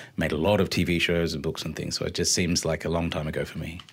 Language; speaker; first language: English; native; English